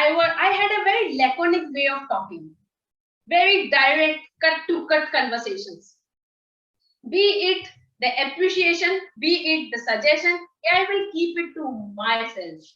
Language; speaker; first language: English; non-native, local second language; Hindi